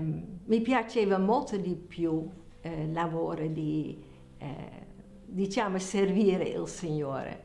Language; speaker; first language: Italian; non-native, fluent; Dutch